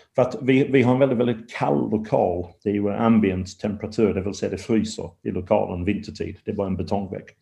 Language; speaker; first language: Swedish; non-native, fluent; English